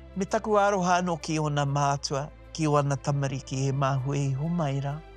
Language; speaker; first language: Māori; native; Māori